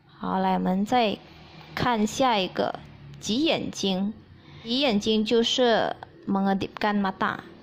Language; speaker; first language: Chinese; early bilingual, heritage; Chinese